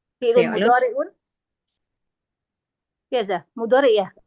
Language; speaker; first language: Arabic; non-native, learner; Indonesian